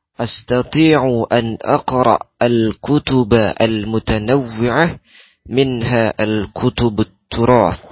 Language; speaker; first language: Arabic; non-native, learner; Indonesian